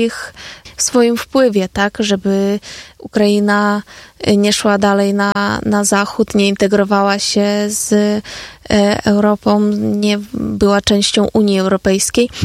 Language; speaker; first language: Polish; non-native, fluent; Ukrainian